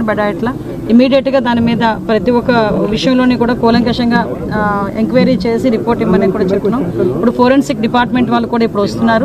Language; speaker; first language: Telugu; native; Telugu